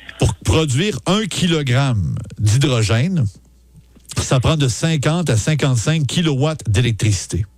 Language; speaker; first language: French; native; French